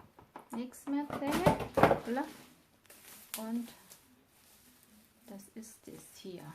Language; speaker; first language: German; non-native, learner; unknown